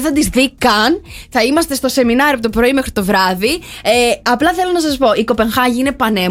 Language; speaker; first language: Greek; native; Greek